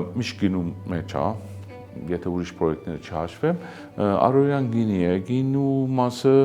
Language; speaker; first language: Armenian; early bilingual, heritage; Armenian